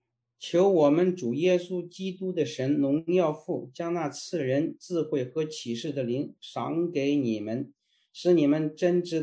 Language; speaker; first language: Chinese; native; Chinese